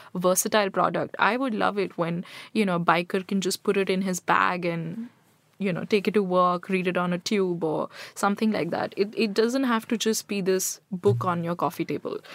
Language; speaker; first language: English; non-native, local second language; Hindi